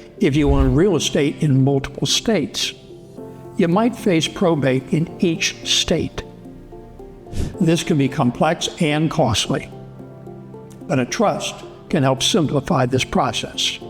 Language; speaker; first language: English; native; English